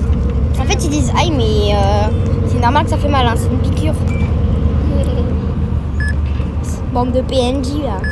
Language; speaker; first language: French; native; French